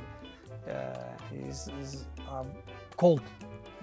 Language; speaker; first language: English; non-native, learner; Portuguese